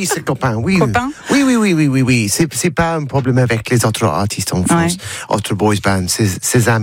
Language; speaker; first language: French; non-native, learner; English